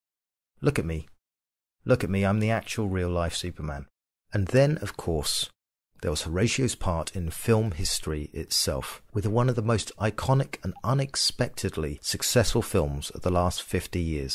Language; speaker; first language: English; native; English